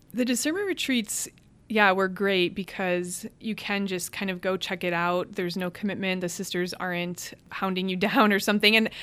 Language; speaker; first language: English; early bilingual, other home language; Hungarian